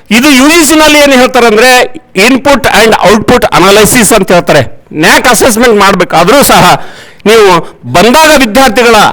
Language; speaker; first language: Kannada; native; Kannada